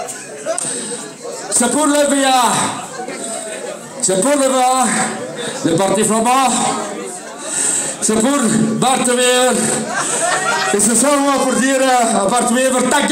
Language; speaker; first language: French; non-native, local second language; Dutch